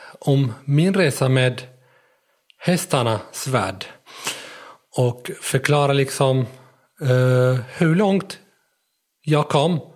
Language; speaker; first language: Swedish; non-native, fluent; Arabic